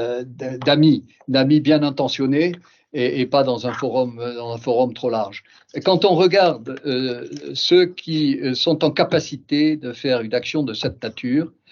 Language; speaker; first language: French; native; French